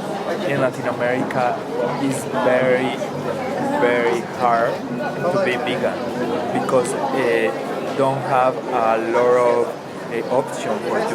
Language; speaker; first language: English; non-native, learner; Spanish